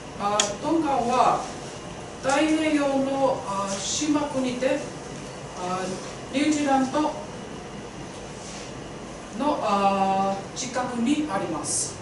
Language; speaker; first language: Japanese; non-native, learner; Tongan